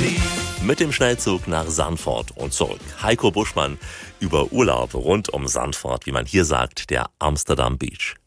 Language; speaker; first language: German; native; German